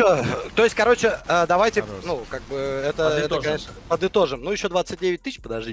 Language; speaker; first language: Russian; native; Russian